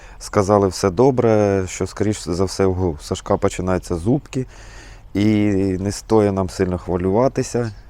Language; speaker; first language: Ukrainian; native; Ukrainian